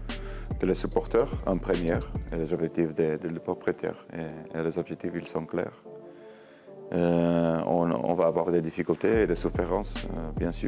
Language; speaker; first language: French; non-native, learner; Portuguese